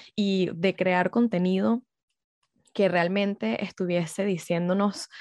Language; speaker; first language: Spanish; early bilingual, heritage; Spanish